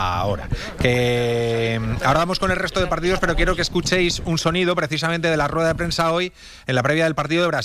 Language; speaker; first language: Spanish; native; Spanish